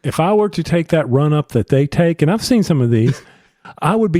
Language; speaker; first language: English; native; English